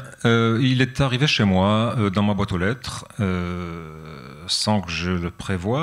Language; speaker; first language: French; native; French